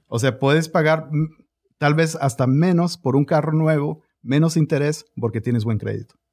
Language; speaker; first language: Spanish; early bilingual, heritage; Spanish